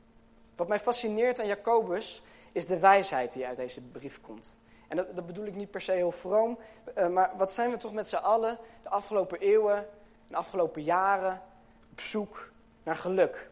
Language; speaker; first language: Dutch; native; Dutch